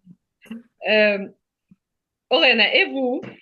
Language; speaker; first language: French; non-native, fluent; Ukrainian